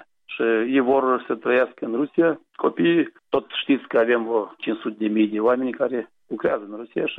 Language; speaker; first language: Romanian; non-native, local second language; Gagauz